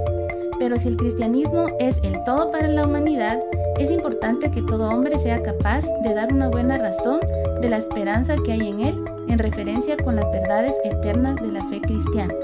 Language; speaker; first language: Spanish; native; Spanish